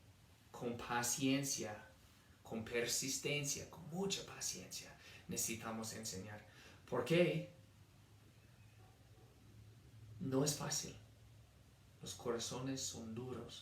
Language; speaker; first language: Spanish; non-native, fluent; English